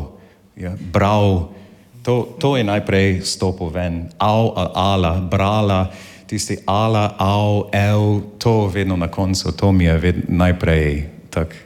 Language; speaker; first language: Slovenian; non-native, fluent; English